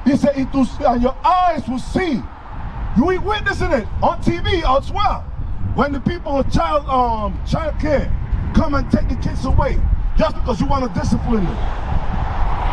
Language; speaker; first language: English; early bilingual, other home language; Spanish